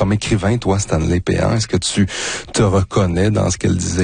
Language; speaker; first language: French; native; French